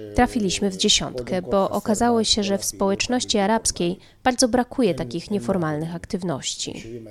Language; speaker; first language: Polish; non-native, fluent; Arabic